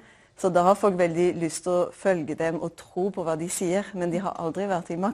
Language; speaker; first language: Norwegian; non-native, fluent; French